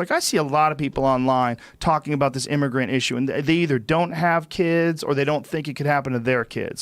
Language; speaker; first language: English; native; English